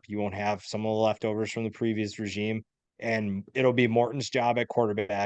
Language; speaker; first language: English; native; English